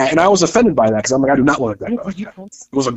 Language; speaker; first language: English; native; English